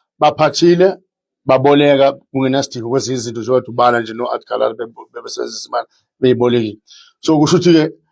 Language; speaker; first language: Zulu; native; Zulu